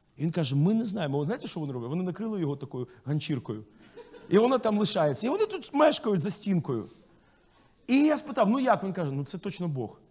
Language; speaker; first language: Ukrainian; non-native, local second language; Russian